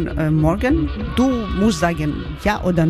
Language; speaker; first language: German; non-native, learner; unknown